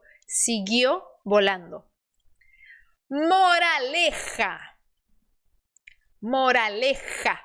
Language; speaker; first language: Spanish; non-native, fluent; Portuguese